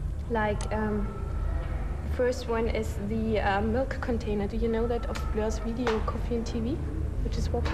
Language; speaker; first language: English; non-native, fluent; German